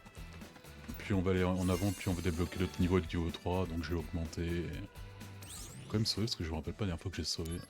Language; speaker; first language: French; native; French